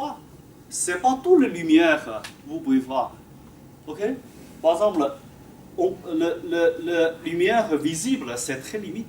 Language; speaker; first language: French; non-native, fluent; Chinese